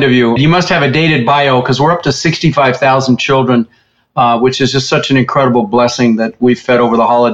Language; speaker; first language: English; early bilingual, other home language; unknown